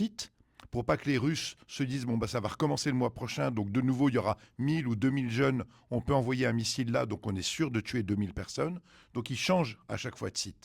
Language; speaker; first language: French; native; French